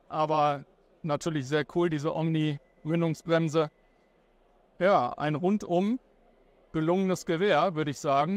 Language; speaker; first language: German; native; German